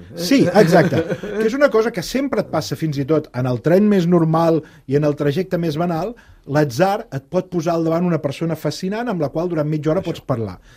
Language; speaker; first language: Catalan; native; Catalan